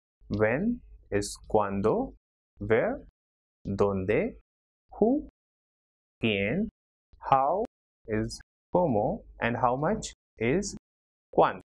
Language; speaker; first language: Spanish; non-native, fluent; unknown